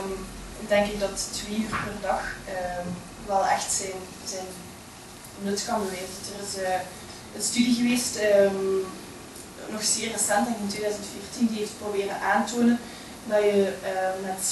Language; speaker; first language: Dutch; native; Dutch